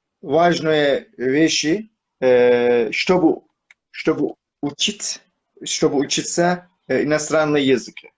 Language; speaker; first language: Russian; non-native, learner; Turkish